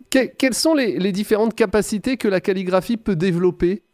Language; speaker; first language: French; native; French